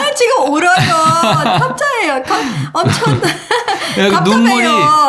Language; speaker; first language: Korean; non-native, learner; Persian